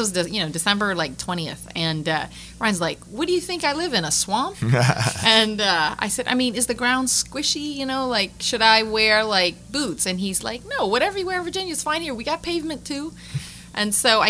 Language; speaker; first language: English; native; English